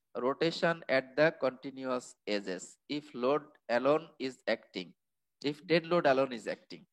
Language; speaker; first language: English; non-native, local second language; Bangla